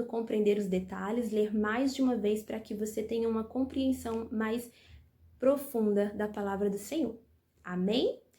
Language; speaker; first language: Portuguese; native; Portuguese